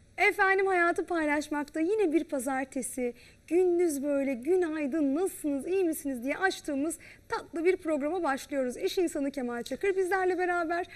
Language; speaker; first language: Turkish; native; Turkish